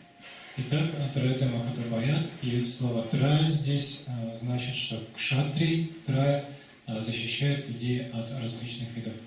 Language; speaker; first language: Russian; native; Russian